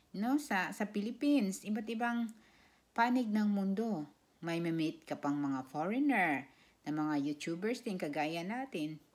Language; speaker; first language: Filipino; non-native, local second language; Cebuano